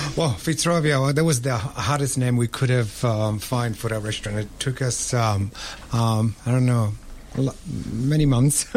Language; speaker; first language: English; non-native, fluent; Italian